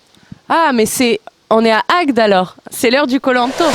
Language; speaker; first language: French; native; French